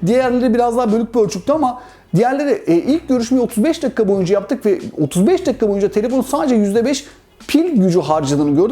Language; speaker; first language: Turkish; native; Turkish